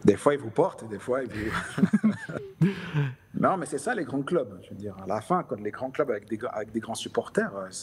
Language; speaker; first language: French; native; French